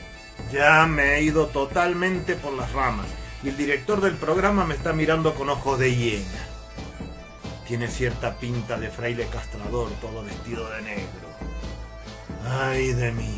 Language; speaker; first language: Spanish; native; Spanish